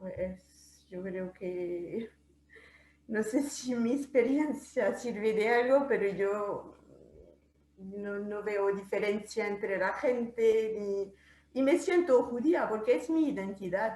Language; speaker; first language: Spanish; non-native, fluent; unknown